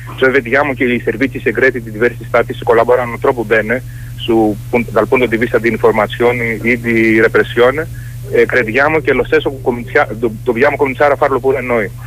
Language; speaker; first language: Italian; non-native, learner; Greek